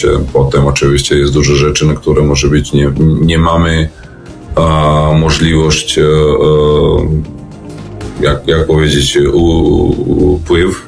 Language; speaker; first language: Polish; non-native, learner; Serbian